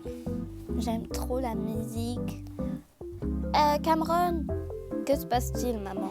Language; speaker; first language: French; native; French